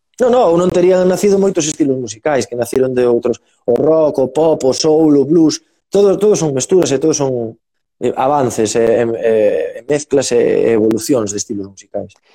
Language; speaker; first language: Galician; native; Galician